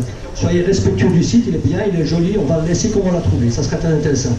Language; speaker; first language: French; native; French